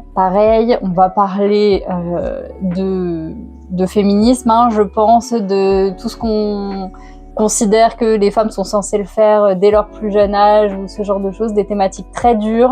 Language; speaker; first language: French; native; French